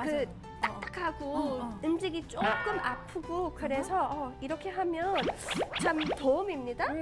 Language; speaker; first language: Korean; non-native, fluent; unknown